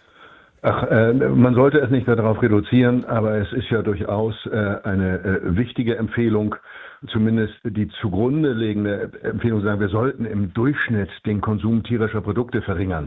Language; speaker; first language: German; native; German